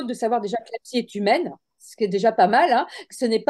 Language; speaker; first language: French; native; French